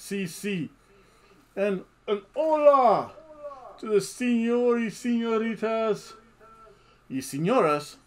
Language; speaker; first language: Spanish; non-native, learner; English